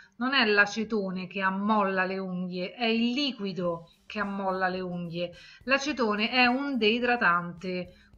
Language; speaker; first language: Italian; native; Italian